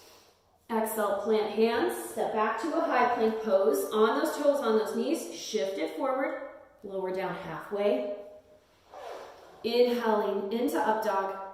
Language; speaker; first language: English; native; English